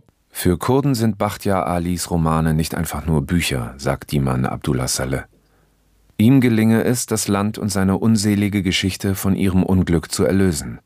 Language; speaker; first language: German; native; German